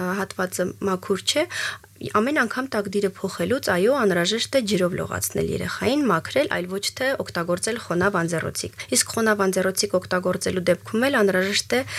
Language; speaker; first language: Armenian; native; Armenian